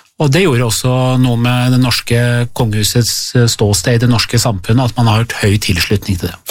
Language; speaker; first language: Norwegian; early bilingual, other home language; Persian